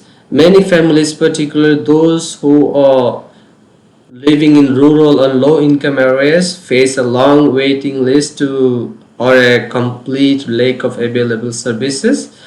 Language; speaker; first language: English; non-native, local second language; Bangla